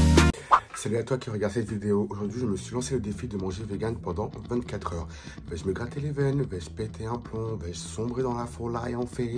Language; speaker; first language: French; native; French